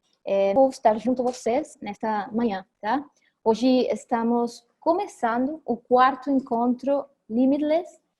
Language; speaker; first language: Portuguese; non-native, fluent; Spanish